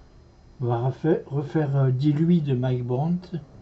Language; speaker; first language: French; native; French